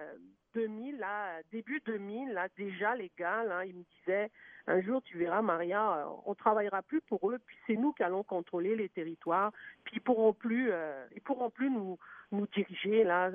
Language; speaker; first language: French; native; French